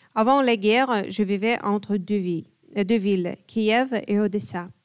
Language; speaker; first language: French; non-native, fluent; Ukrainian